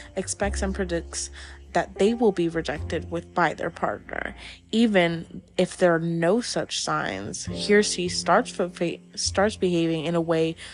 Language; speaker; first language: English; non-native, local second language; Spanish